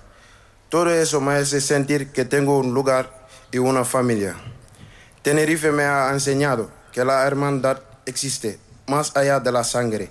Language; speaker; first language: Spanish; non-native, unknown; Wolof